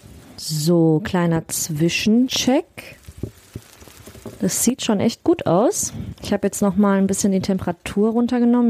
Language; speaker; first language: German; native; German